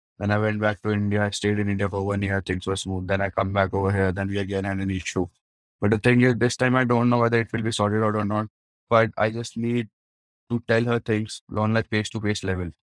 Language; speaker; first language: English; non-native, local second language; Hindi